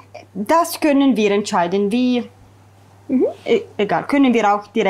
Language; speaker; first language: German; non-native, fluent; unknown